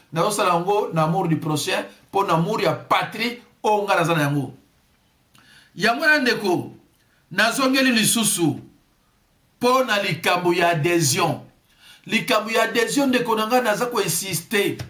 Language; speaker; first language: Lingala; non-native, local second language; Kongo